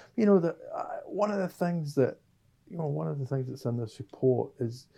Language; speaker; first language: English; native; English